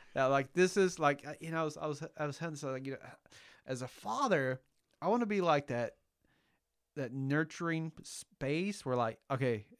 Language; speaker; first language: English; early bilingual, other home language; Spanish